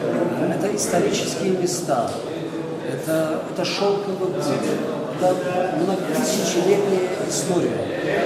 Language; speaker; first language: Russian; non-native, local second language; Tajik